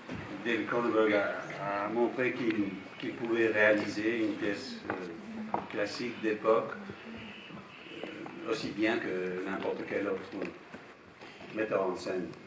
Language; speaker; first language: French; non-native, fluent; English